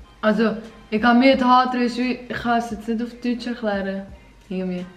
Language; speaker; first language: German; non-native, local second language; Albanian